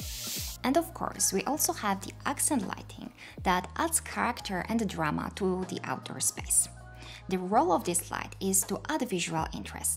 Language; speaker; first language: English; non-native, fluent; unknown